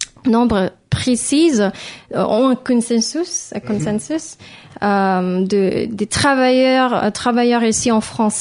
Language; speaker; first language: French; non-native, fluent; Filipino